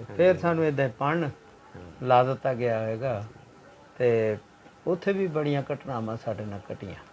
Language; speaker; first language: Punjabi; native; Punjabi